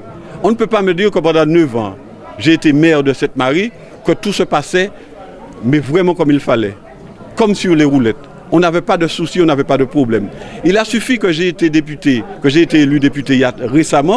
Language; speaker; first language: French; native; French